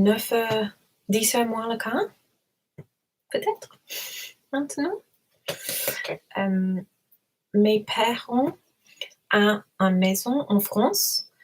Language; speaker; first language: French; non-native, learner; English